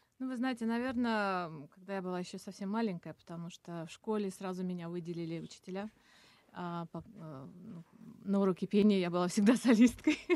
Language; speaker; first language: Russian; non-native, local second language; Assyrian Neo-Aramaic